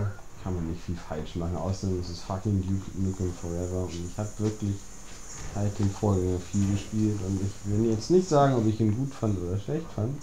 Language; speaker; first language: German; native; German